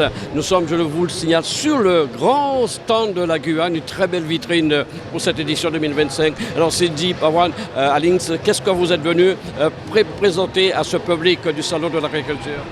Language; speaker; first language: French; native; French